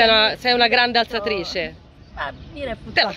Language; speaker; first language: Italian; native; Italian